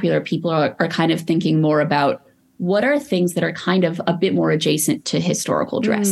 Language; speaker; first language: English; native; English